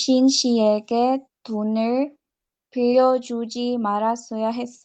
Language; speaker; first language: Korean; non-native, learner; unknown